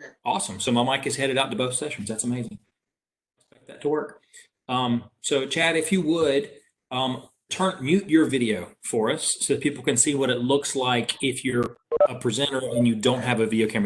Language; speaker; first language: English; native; English